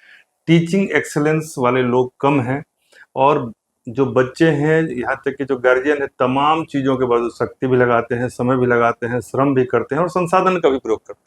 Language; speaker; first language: Hindi; native; Hindi